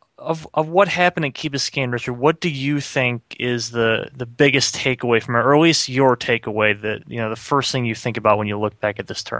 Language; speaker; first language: English; native; English